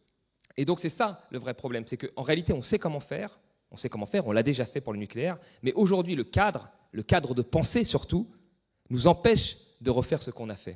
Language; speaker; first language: French; native; French